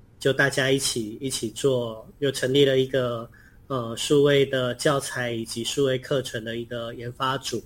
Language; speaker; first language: Chinese; native; Chinese